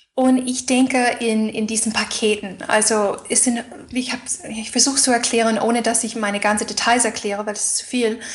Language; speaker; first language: German; non-native, fluent; English